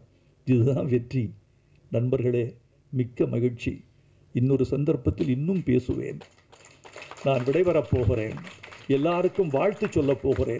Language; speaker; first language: Tamil; native; Tamil